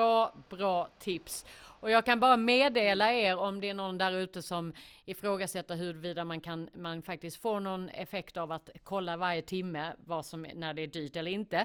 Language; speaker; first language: Swedish; native; Swedish